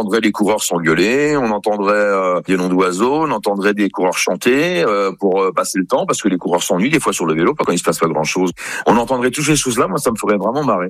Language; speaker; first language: French; native; French